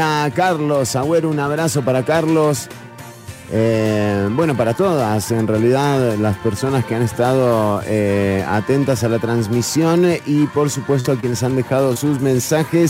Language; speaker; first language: Spanish; native; Spanish